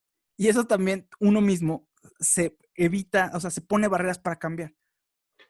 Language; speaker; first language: Spanish; native; Spanish